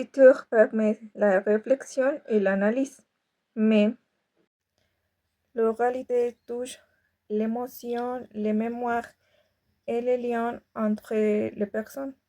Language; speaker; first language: French; non-native, fluent; Spanish